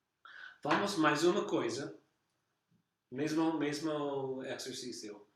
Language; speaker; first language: Portuguese; non-native, learner; English